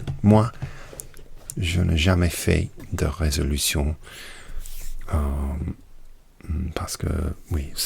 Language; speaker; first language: French; non-native, learner; English